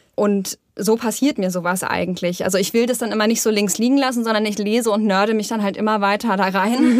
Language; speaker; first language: German; native; German